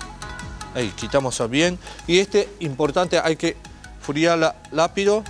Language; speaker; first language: Spanish; non-native, learner; Japanese